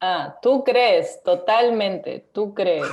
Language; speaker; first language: Spanish; non-native, learner; English